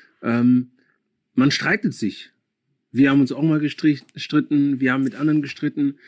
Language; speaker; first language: German; early bilingual, other home language; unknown